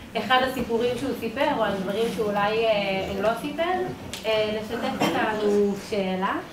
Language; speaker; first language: Hebrew; native; Hebrew